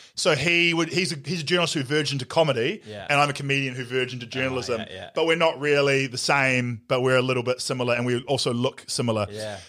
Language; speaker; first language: English; native; English